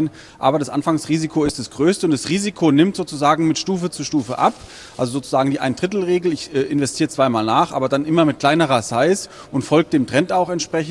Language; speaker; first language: German; native; German